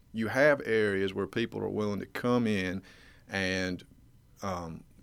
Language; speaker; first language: English; native; English